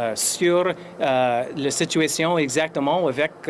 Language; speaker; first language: French; non-native, fluent; English